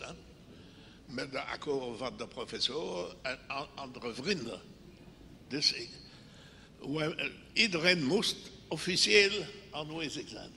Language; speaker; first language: Dutch; non-native, local second language; French